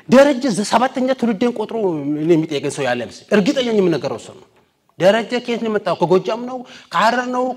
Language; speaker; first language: Amharic; non-native, local second language; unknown